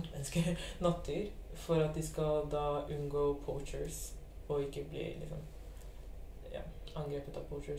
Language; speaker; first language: Norwegian; early bilingual, other home language; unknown